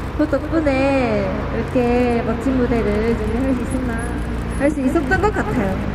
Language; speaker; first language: Korean; non-native, fluent; Japanese